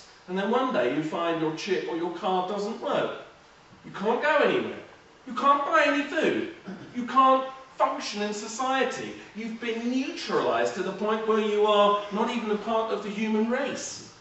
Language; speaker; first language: English; native; English